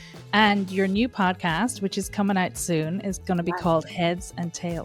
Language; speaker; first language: English; native; English